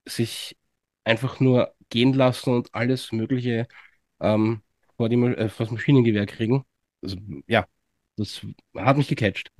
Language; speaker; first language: German; native; German